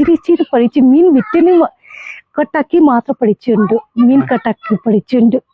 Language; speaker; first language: Malayalam; non-native, learner; Nepali